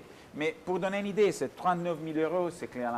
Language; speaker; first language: French; non-native, fluent; Italian